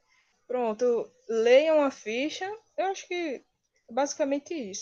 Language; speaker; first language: Portuguese; native; Portuguese